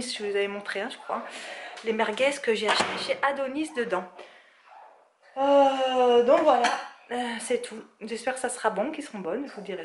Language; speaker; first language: French; native; French